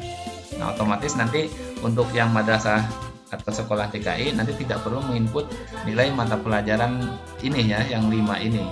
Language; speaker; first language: Indonesian; native; Indonesian